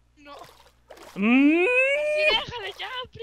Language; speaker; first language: Spanish; native; Spanish